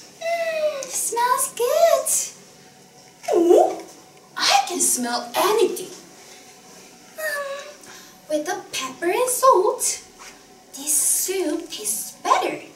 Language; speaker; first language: English; non-native, fluent; Korean